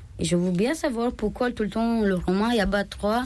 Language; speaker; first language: French; non-native, learner; Romanian